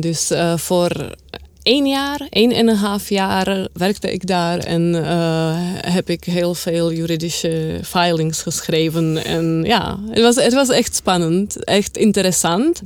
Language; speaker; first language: Dutch; non-native, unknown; Czech